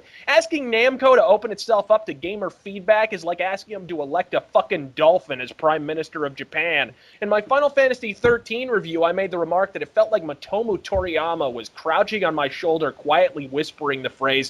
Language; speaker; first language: English; native; English